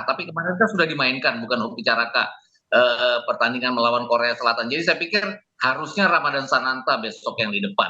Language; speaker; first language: Indonesian; native; Indonesian